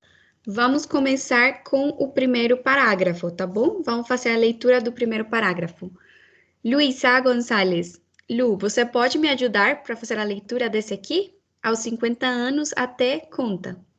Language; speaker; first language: Portuguese; non-native, fluent; Spanish